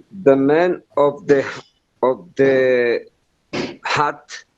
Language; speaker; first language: English; non-native, learner; Spanish